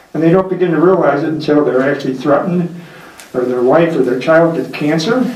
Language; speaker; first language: English; native; English